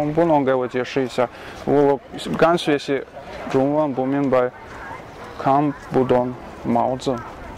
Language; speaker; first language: Chinese; non-native, learner; Russian